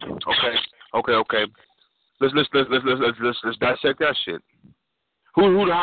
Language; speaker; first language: English; native; English